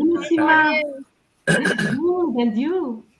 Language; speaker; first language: English; non-native, learner; French